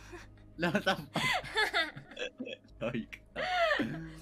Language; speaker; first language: Japanese; non-native, learner; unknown